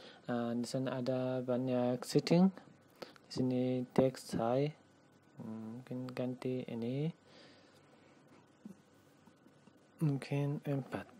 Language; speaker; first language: Indonesian; non-native, learner; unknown